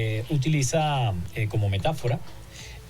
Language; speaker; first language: Spanish; native; Spanish